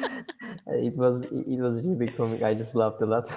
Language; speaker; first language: English; non-native, fluent; Turkish